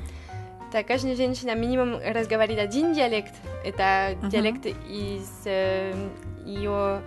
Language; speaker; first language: Russian; non-native, learner; French